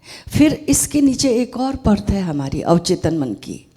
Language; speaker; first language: Hindi; native; Hindi